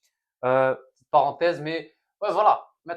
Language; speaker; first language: French; native; French